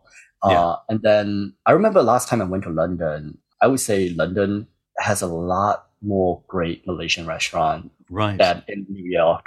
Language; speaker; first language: English; non-native, local second language; Cantonese